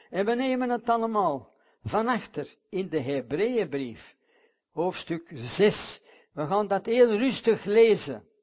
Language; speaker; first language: Dutch; non-native, fluent; English